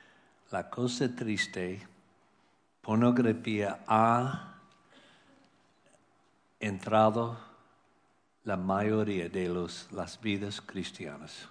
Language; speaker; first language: Spanish; non-native, learner; English